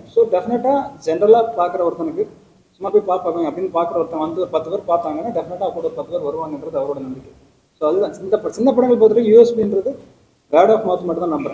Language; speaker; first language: Tamil; native; Tamil